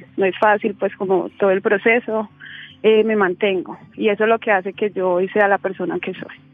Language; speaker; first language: Spanish; native; Spanish